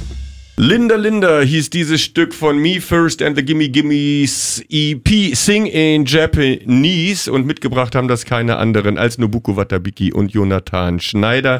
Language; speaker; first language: German; native; German